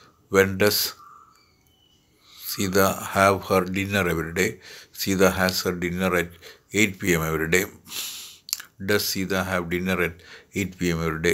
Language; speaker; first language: English; non-native, local second language; Malayalam